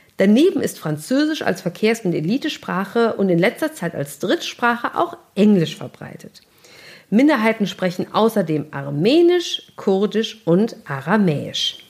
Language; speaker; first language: German; native; German